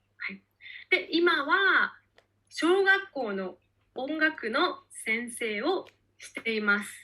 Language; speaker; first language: Japanese; native; Japanese